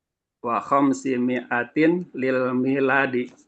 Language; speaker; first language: Arabic; non-native, learner; Indonesian